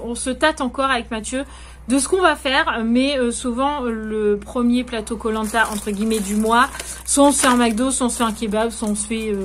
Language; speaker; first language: French; native; French